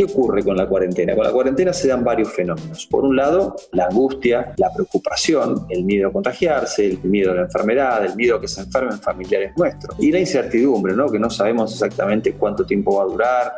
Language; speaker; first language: Spanish; native; Spanish